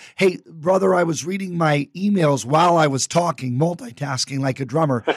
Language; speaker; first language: English; native; English